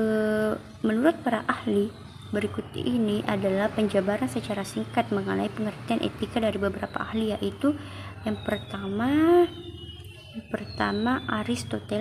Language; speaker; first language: Indonesian; native; Indonesian